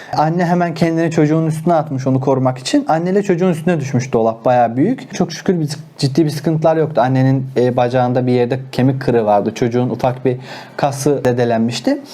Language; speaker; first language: Turkish; non-native, local second language; Azerbaijani